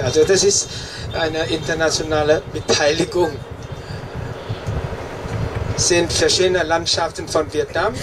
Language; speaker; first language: German; non-native, fluent; Vietnamese